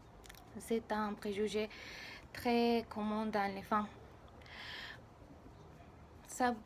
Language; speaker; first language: French; non-native, learner; Spanish